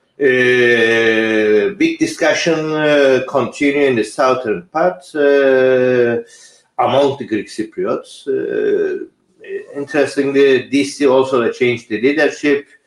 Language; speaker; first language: English; non-native, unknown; Turkish